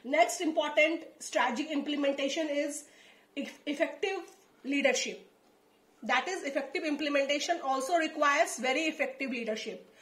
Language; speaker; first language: English; non-native, local second language; Hindi